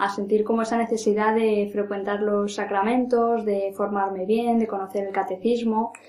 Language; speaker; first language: Spanish; native; Spanish